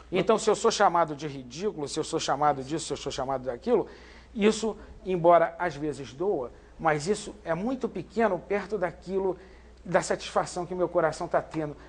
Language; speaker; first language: Portuguese; native; Portuguese